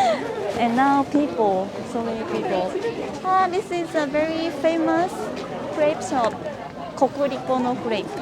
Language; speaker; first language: English; non-native, fluent; Japanese